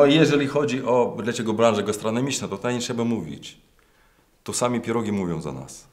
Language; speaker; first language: Polish; non-native, fluent; Russian